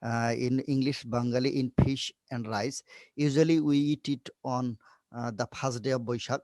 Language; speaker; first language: English; non-native, local second language; Bangla